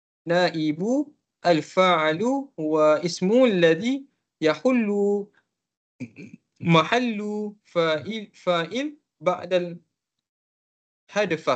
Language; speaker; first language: Arabic; non-native, learner; Malay